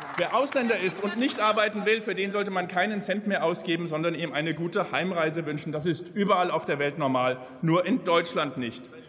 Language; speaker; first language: German; native; German